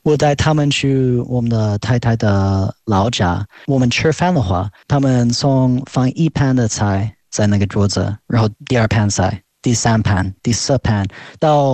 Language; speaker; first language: Chinese; non-native, fluent; English